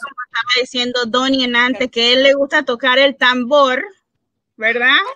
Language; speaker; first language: Spanish; early bilingual, heritage; Spanish